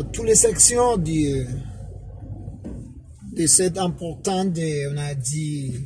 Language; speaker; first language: French; non-native, fluent; Spanish